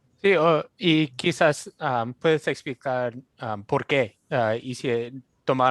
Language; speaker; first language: Spanish; non-native, fluent; English